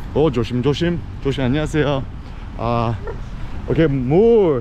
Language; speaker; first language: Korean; early bilingual, heritage; English